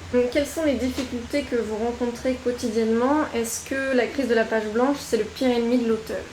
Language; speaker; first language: French; native; French